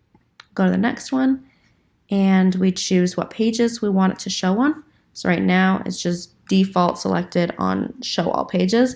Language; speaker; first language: English; native; English